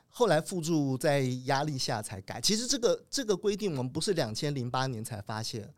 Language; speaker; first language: Chinese; native; Chinese